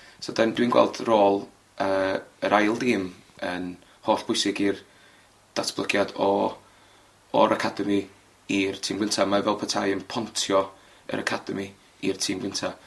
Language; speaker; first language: Welsh; native; Welsh